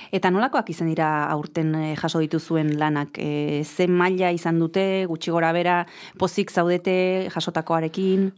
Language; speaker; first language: Basque; native; Basque